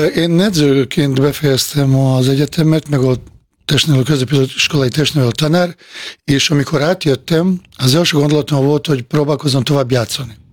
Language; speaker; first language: Hungarian; non-native, fluent; Bosnian